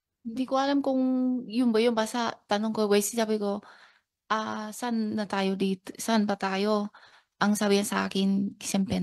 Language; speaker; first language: Filipino; non-native, learner; Chinese